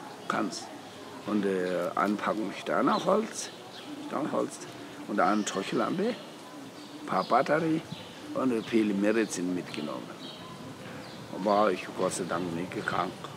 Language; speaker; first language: German; non-native, learner; Tibetan